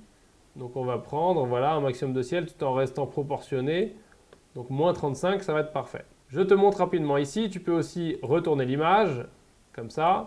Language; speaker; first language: French; native; French